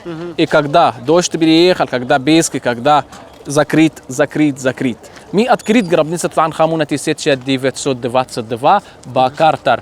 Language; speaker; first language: Russian; non-native, learner; Arabic